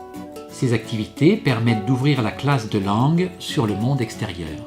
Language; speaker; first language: French; native; French